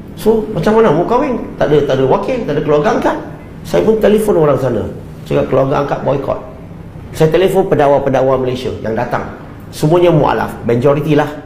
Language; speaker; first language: Malay; non-native, local second language; Chinese